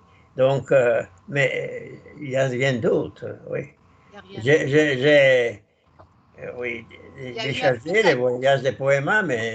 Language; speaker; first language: French; non-native, learner; Italian